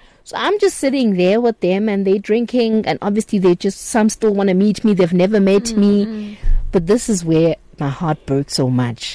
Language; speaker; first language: English; non-native, local second language; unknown